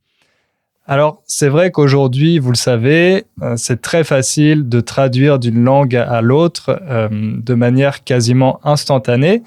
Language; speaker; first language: French; native; French